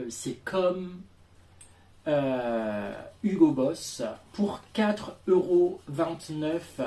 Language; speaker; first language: French; native; French